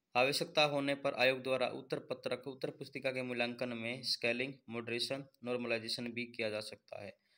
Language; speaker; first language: Hindi; native; Hindi